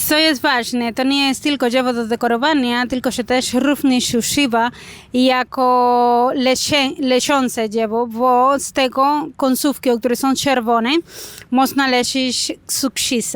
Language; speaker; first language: Polish; non-native, fluent; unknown